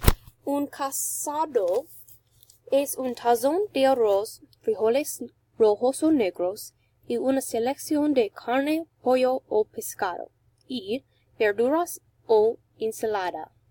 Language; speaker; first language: Spanish; non-native, learner; English